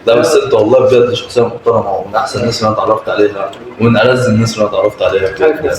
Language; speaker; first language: Arabic; native; Arabic